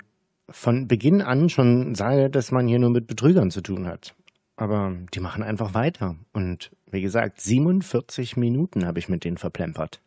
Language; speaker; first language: German; native; German